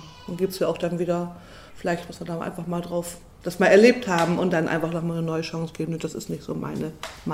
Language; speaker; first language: German; native; German